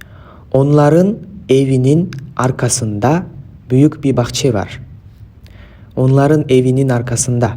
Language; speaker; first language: Turkish; non-native, fluent; Kyrgyz